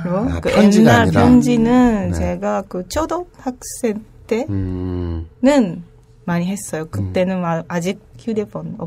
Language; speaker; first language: Korean; non-native, learner; Japanese